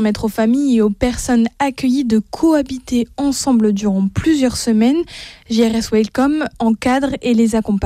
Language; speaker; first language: French; native; French